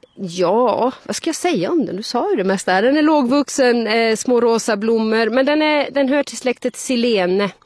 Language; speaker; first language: Swedish; native; Swedish